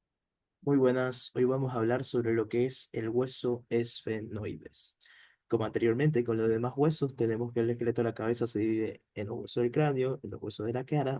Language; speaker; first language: Spanish; native; Spanish